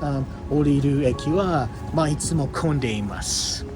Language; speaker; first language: Japanese; non-native, learner; English